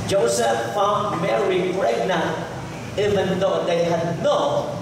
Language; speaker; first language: English; non-native, local second language; Filipino